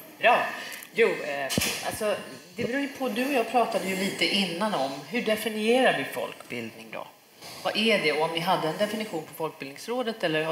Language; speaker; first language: Swedish; native; Swedish